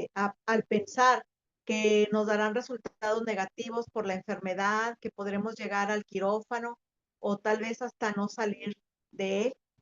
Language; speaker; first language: Spanish; native; Spanish